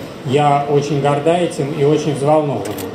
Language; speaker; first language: Russian; native; Russian